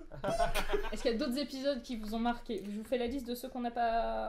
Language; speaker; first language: French; native; French